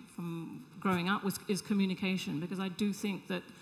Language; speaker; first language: English; native; English